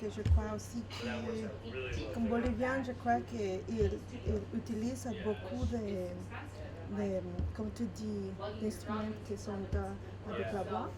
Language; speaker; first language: French; non-native, learner; Spanish